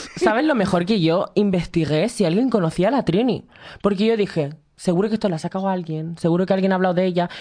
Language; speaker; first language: Spanish; native; Spanish